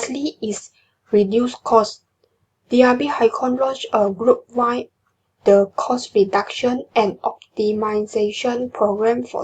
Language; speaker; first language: English; non-native, learner; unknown